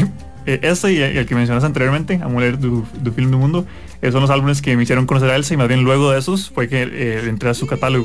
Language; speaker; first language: Spanish; native; Spanish